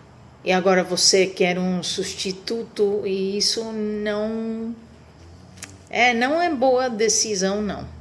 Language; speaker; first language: Portuguese; non-native, fluent; Spanish